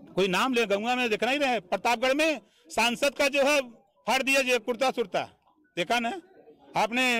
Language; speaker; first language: Hindi; native; Hindi